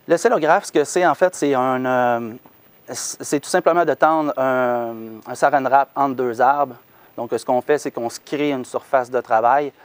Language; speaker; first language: French; native; French